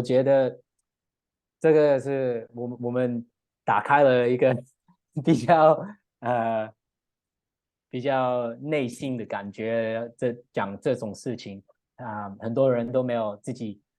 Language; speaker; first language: Chinese; non-native, learner; English